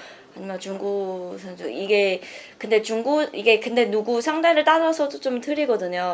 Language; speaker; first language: Korean; non-native, learner; Chinese